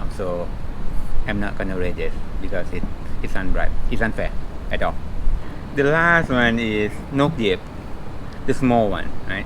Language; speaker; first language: English; non-native, fluent; Thai